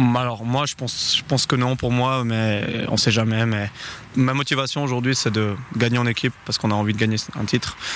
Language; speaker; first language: French; native; French